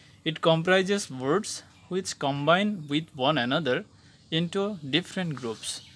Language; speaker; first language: English; non-native, local second language; Bangla